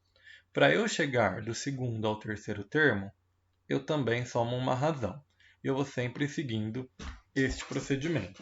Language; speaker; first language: Portuguese; native; Portuguese